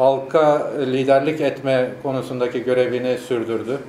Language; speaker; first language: Turkish; native; Turkish